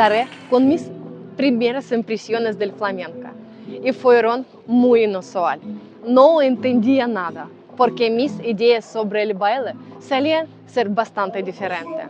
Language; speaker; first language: Spanish; non-native, fluent; Ukrainian